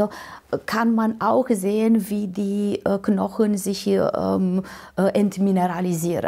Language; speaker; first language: German; non-native, fluent; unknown